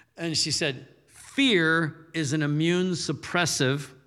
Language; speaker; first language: English; early bilingual, other home language; German